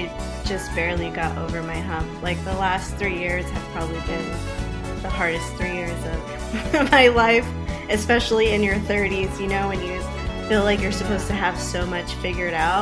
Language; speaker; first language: English; native; English